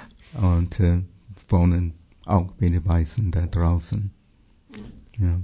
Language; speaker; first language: German; non-native, fluent; English